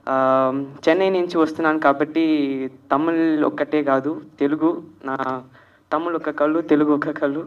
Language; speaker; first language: Telugu; early bilingual, heritage; Telugu